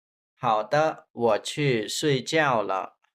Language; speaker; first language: Chinese; non-native, fluent; Khmer